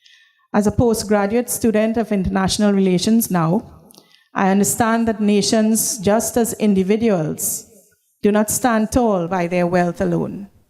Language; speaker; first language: English; native; English